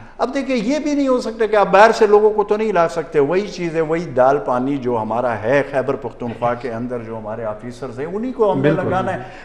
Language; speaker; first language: Urdu; non-native, local second language; Pashto